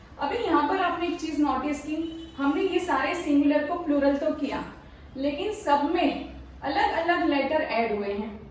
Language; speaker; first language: Hindi; non-native, local second language; Marathi